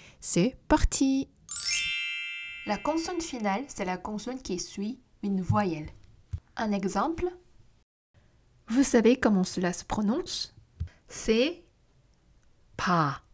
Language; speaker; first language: French; non-native, fluent; Korean